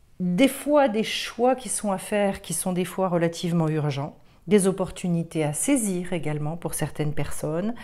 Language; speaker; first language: French; native; French